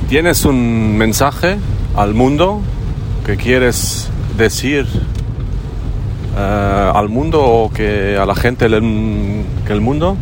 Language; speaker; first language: Spanish; non-native, learner; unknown